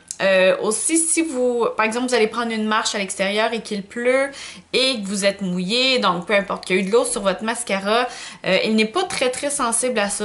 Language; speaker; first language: French; native; French